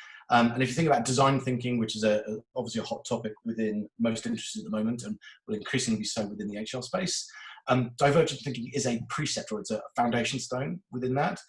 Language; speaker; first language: English; native; English